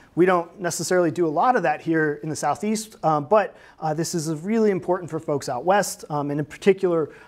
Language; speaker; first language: English; native; English